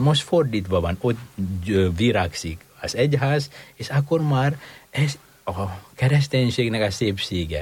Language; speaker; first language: Hungarian; non-native, fluent; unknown